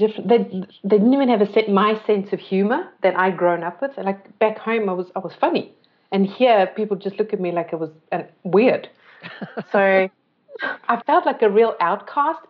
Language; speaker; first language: English; native; English